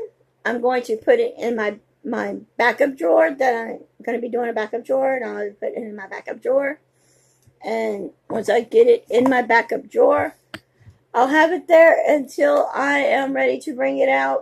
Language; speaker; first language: English; native; English